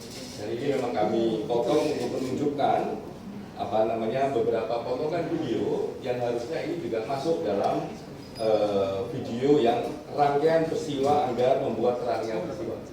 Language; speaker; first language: Indonesian; native; Indonesian